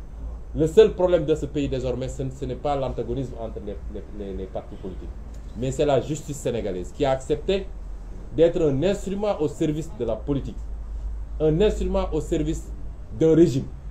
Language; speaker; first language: French; non-native, local second language; Wolof